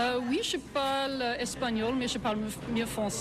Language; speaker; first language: French; non-native, fluent; English